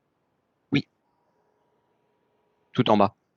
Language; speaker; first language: French; native; French